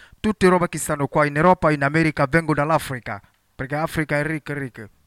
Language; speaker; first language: Italian; non-native, learner; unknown